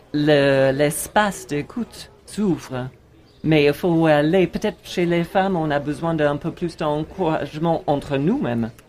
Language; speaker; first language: French; non-native, fluent; English